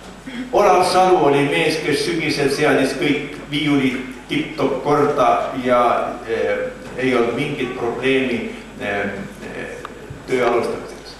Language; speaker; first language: Estonian; native; Estonian